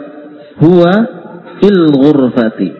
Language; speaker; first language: Arabic; non-native, fluent; Indonesian